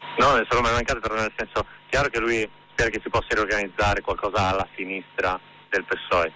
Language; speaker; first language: Italian; native; Italian